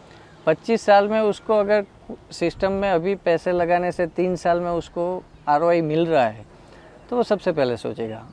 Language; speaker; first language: Hindi; non-native, local second language; Gujarati